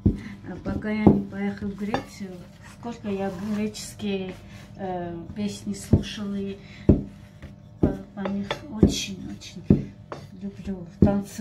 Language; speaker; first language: Russian; non-native, learner; Armenian